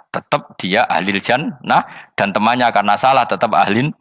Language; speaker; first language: Malay; non-native, local second language; Javanese